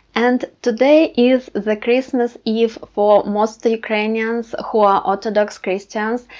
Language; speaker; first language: English; non-native, fluent; Ukrainian